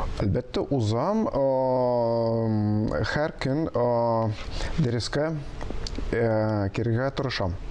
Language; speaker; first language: Tatar; non-native, local second language; Russian